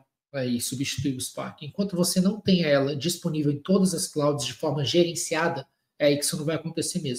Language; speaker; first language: Portuguese; native; Portuguese